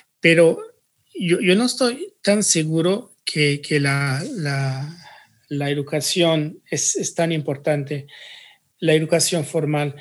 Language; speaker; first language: Spanish; early bilingual, heritage; Spanish